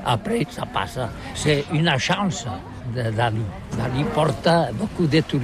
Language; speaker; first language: French; non-native, learner; Catalan